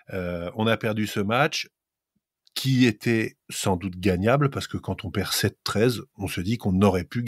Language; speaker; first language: French; native; French